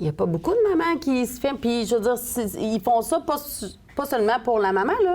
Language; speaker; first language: French; native; French